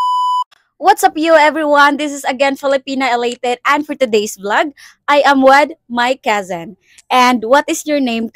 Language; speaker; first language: English; non-native, local second language; Cebuano